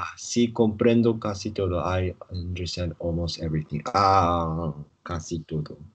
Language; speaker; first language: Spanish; non-native, learner; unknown